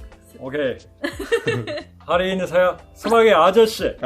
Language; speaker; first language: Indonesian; non-native, fluent; Korean